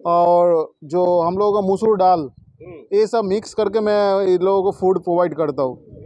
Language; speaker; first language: Hindi; non-native, local second language; Bangla